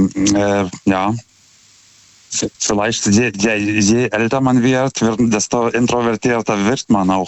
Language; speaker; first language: German; non-native, fluent; Lithuanian